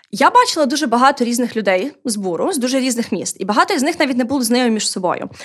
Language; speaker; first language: Ukrainian; native; Ukrainian